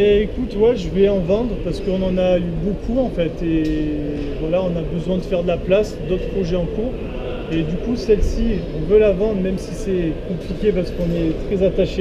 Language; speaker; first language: French; native; French